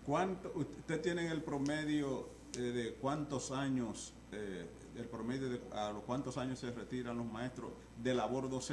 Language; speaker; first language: Spanish; native; Spanish